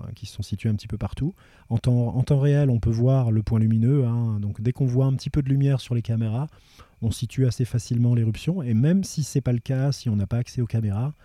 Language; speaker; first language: French; native; French